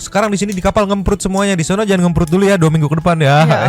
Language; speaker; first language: Indonesian; native; Indonesian